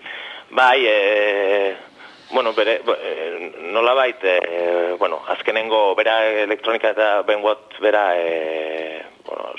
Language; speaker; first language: Basque; native; Basque